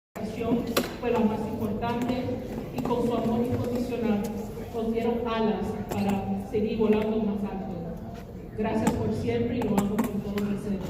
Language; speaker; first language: Spanish; early bilingual, heritage; Spanish